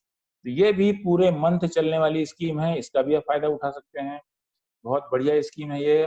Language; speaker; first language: Hindi; native; Hindi